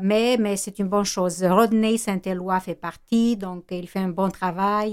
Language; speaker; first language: French; non-native, fluent; Romanian